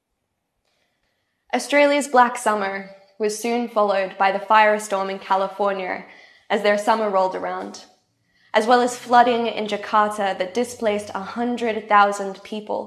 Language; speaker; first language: English; native; English